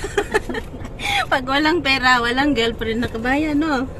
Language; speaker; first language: Filipino; native; Filipino